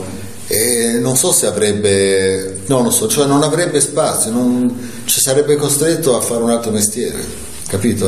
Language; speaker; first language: Italian; native; Italian